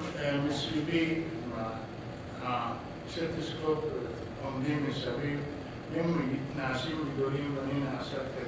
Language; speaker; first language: Hebrew; non-native, fluent; Arabic